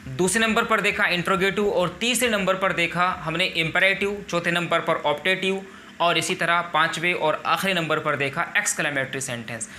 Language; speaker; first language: Urdu; native; Urdu